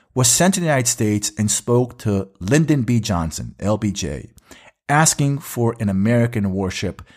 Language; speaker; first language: English; early bilingual, other home language; Hebrew